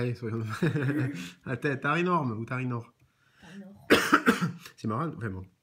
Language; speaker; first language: French; native; French